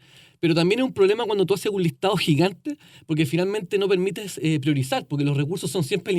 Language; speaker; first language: Spanish; native; Spanish